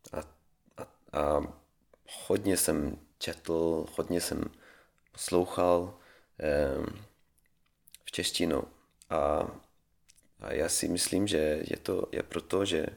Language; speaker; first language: Czech; non-native, learner; Swedish